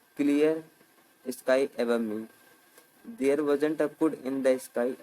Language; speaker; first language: English; non-native, local second language; Hindi